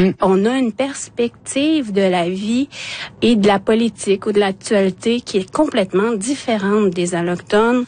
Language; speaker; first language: French; non-native, local second language; Innu-aimun